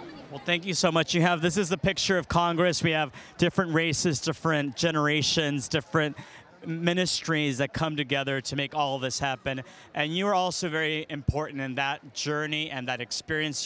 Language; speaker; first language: English; early bilingual, other home language; Spanish